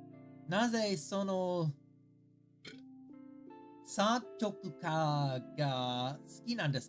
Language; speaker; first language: Japanese; non-native, learner; English